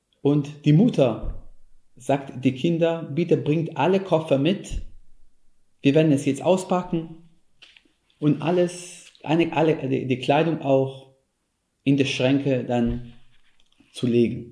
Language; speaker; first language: German; non-native, fluent; Hebrew